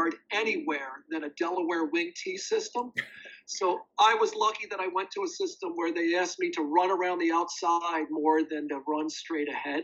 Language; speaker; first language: English; native; English